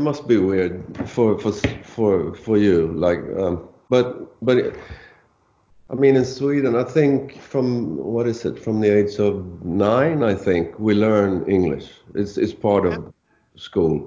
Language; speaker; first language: English; non-native, fluent; Swedish